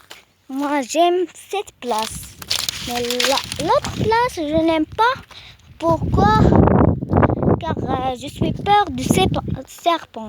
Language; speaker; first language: French; non-native, learner; Arabic